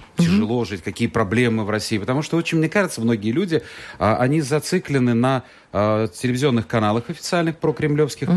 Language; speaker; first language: Russian; native; Russian